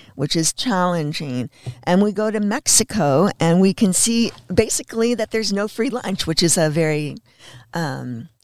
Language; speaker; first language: English; native; English